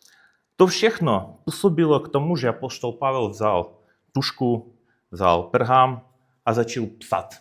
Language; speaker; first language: Czech; non-native, fluent; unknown